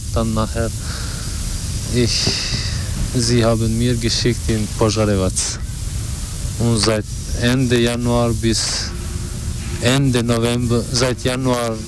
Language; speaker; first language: German; non-native, learner; Albanian